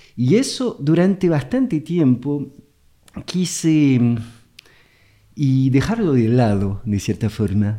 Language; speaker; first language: Spanish; non-native, fluent; French